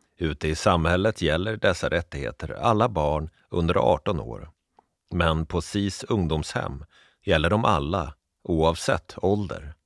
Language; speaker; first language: Swedish; native; Swedish